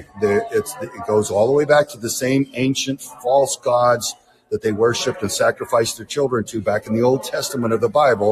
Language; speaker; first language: English; native; English